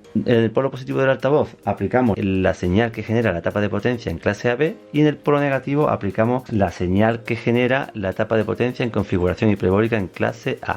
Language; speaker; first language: Spanish; native; Spanish